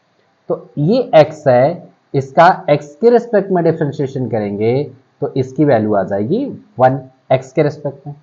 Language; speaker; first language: Hindi; native; Hindi